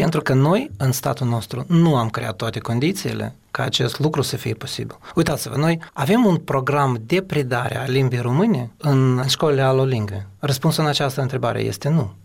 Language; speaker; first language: Romanian; non-native, local second language; Russian